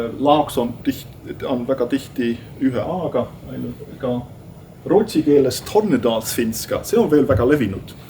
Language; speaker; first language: Estonian; non-native, fluent; Dutch